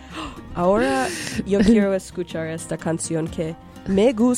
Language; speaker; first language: Spanish; non-native, local second language; English